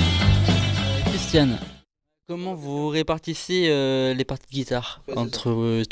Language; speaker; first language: French; native; French